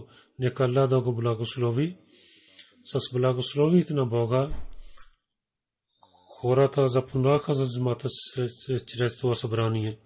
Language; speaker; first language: Bulgarian; non-native, learner; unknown